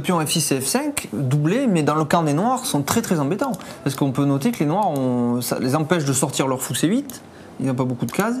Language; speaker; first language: French; native; French